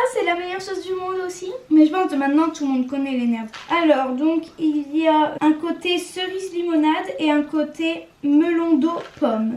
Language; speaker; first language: French; native; French